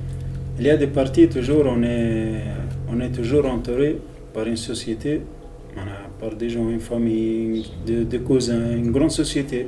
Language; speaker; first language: French; non-native, local second language; Arabic